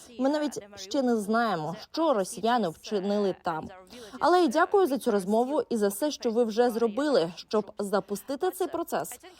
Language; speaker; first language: Ukrainian; native; Ukrainian